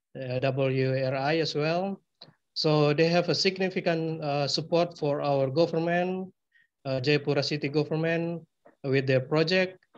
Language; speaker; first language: English; non-native, fluent; Indonesian